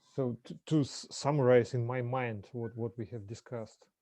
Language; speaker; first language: English; non-native, fluent; Russian